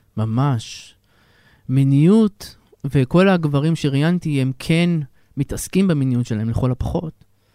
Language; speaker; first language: Hebrew; native; Hebrew